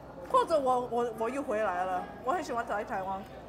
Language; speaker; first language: Chinese; early bilingual, other home language; English